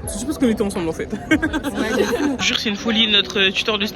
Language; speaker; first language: French; native; French